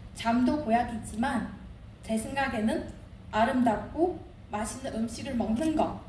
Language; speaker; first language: Korean; non-native, fluent; Chinese